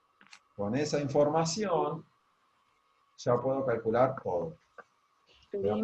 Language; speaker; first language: Spanish; native; Spanish